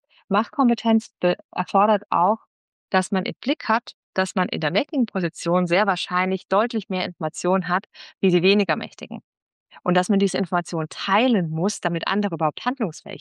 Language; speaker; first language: German; native; German